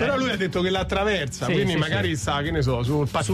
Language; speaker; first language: Italian; native; Italian